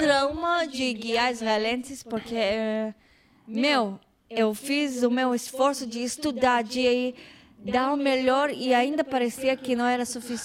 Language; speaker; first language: Portuguese; non-native, fluent; Hebrew